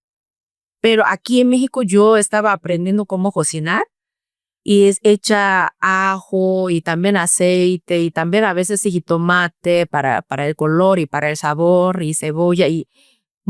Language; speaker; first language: Spanish; non-native, fluent; Korean